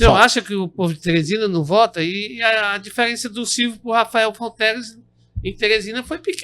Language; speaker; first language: Portuguese; native; Portuguese